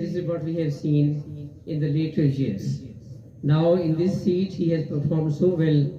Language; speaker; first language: English; non-native, local second language; Urdu